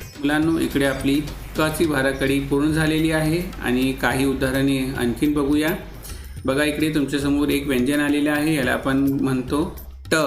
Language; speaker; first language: Marathi; non-native, local second language; Urdu